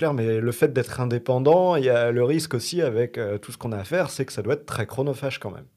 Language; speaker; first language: French; native; French